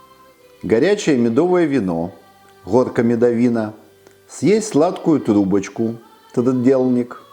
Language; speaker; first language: Russian; native; Russian